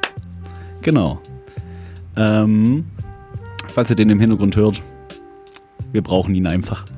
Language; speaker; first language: German; native; German